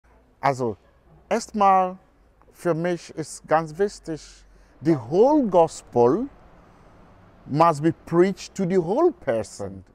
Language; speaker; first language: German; non-native, fluent; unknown